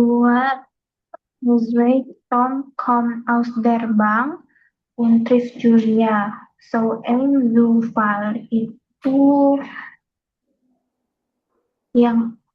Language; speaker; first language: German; non-native, learner; Indonesian